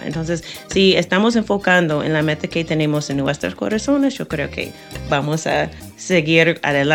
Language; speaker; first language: Spanish; non-native, fluent; English